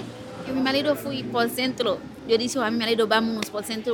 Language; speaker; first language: Spanish; non-native, learner; Haitian Creole